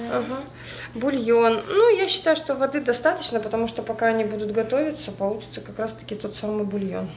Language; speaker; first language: Russian; native; Russian